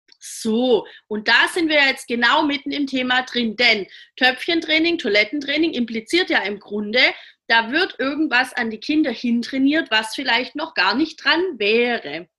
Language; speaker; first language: German; native; German